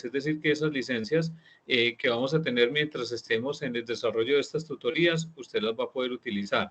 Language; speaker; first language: Spanish; native; Spanish